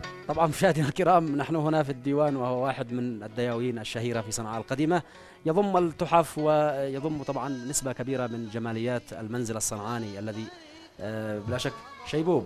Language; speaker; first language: Arabic; native; Arabic